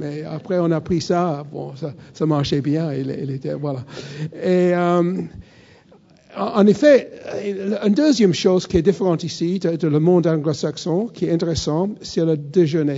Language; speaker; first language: French; non-native, fluent; English